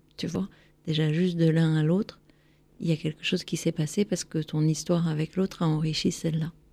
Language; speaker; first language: French; native; French